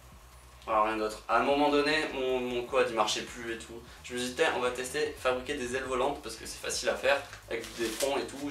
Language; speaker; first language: French; native; French